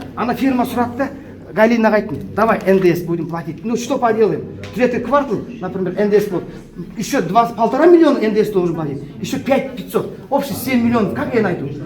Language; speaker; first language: Russian; non-native, local second language; Kazakh